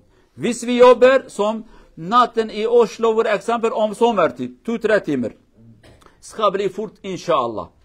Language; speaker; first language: Norwegian; non-native, learner; Kurdish